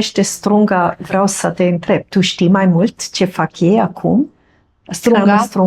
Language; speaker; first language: Romanian; non-native, fluent; German